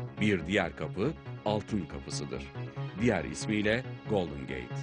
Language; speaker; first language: Turkish; native; Turkish